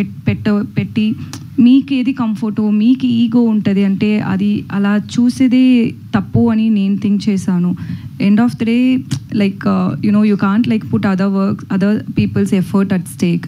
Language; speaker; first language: Telugu; non-native, learner; Tamil